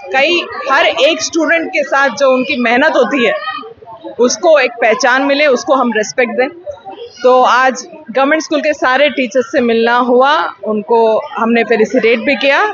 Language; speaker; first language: Hindi; non-native, local second language; Telugu